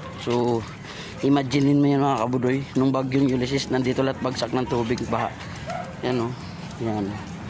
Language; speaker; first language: Filipino; native; Filipino